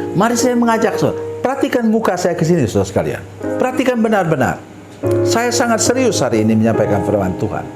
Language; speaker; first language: Indonesian; non-native, local second language; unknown